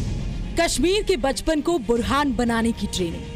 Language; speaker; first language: Hindi; native; Hindi